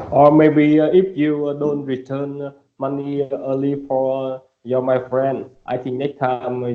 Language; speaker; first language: English; non-native, learner; Vietnamese